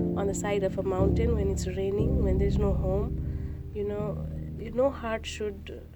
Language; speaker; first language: English; non-native, local second language; Nepali